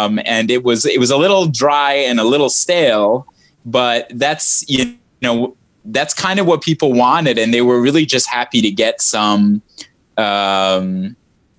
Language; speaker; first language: English; early bilingual, other home language; Arabic